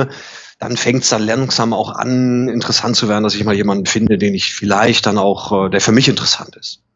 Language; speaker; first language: German; native; German